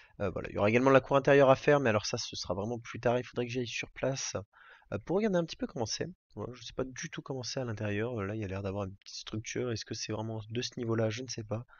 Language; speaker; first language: French; native; French